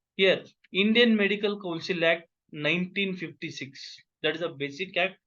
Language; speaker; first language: English; non-native, local second language; Kannada